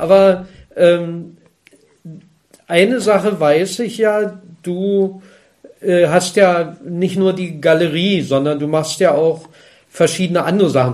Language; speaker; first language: German; native; German